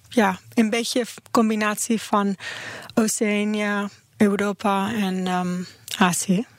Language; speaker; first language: Dutch; non-native, learner; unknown